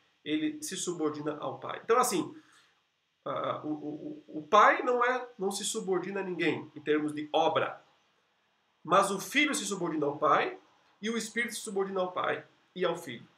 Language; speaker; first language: Portuguese; native; Portuguese